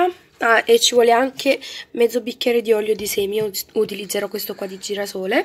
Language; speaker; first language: Italian; native; Italian